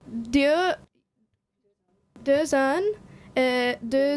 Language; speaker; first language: French; non-native, learner; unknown